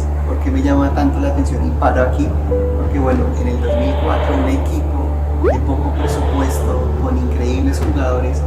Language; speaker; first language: Spanish; native; Spanish